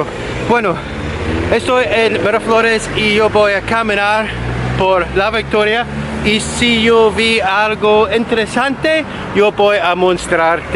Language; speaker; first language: Spanish; non-native, learner; English